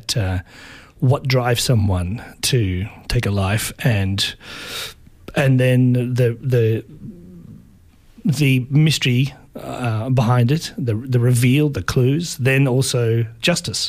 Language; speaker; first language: English; native; English